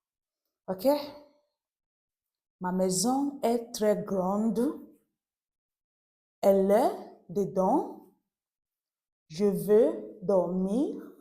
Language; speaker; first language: French; non-native, fluent; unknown